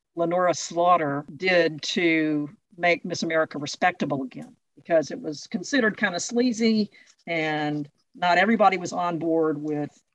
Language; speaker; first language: English; native; English